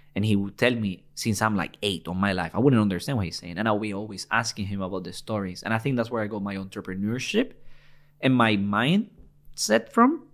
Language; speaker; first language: English; non-native, fluent; Spanish